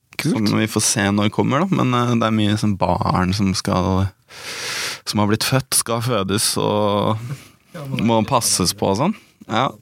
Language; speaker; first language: Norwegian; native; Norwegian